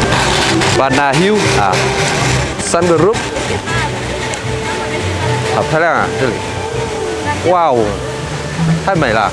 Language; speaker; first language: Chinese; non-native, learner; Vietnamese